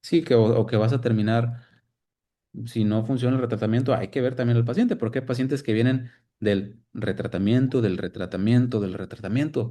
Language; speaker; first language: Spanish; native; Spanish